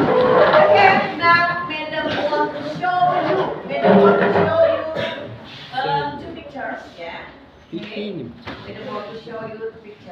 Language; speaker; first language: English; non-native, learner; Indonesian